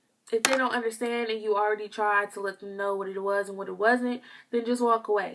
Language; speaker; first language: English; native; English